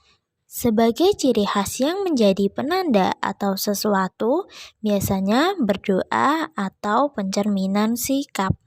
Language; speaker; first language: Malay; non-native, local second language; Javanese